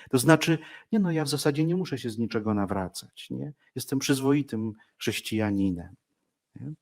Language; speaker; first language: Polish; native; Polish